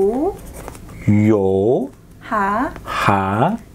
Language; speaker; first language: Korean; non-native, learner; English